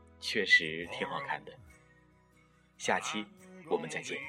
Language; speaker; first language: Chinese; native; Chinese